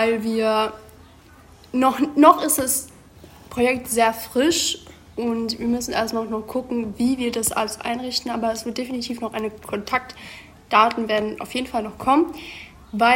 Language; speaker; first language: German; early bilingual, other home language; Greek